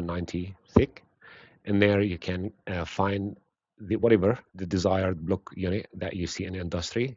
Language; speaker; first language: English; non-native, fluent; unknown